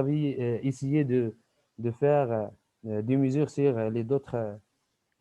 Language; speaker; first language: French; non-native, local second language; Arabic